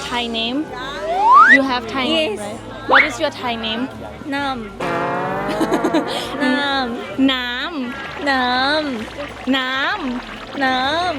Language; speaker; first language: English; non-native, learner; Thai